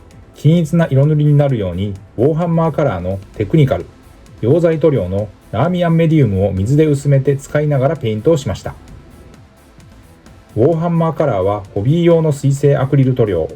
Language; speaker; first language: Japanese; native; Japanese